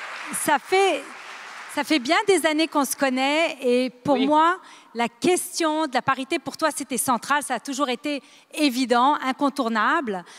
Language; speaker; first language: French; native; French